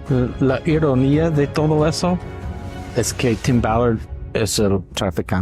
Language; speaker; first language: Spanish; native; Spanish